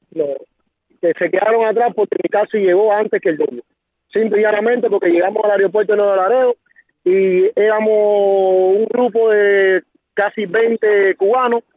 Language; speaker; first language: Spanish; native; Spanish